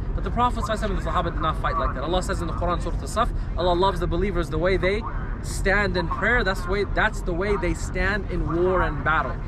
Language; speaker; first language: English; native; English